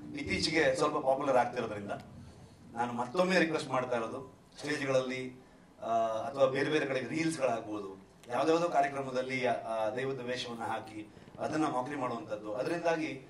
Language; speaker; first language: Kannada; native; Kannada